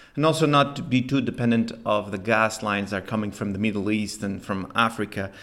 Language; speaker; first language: English; non-native, fluent; Spanish